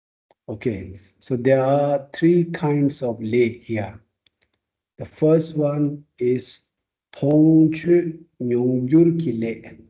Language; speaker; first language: English; non-native, fluent; Tibetan